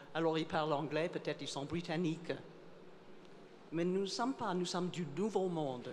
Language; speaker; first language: French; non-native, fluent; English